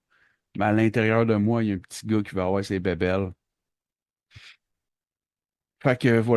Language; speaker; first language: French; native; French